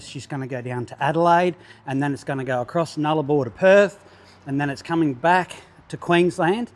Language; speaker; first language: English; native; English